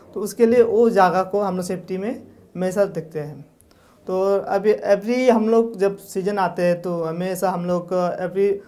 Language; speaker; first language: Hindi; non-native, local second language; Nyishi